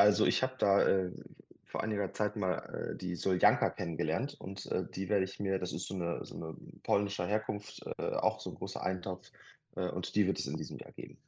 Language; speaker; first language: German; native; German